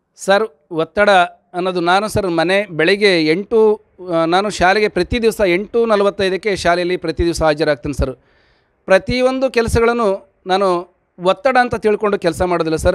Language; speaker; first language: Kannada; native; Kannada